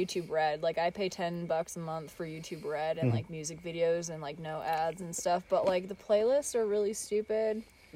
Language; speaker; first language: English; native; English